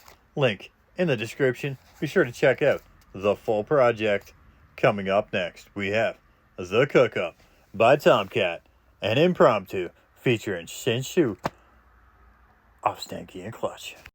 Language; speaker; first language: English; native; English